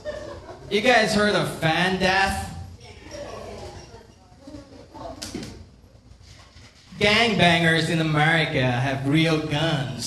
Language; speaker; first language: English; non-native, fluent; Korean